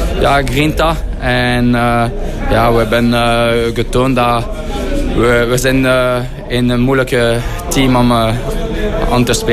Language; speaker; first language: Dutch; non-native, fluent; French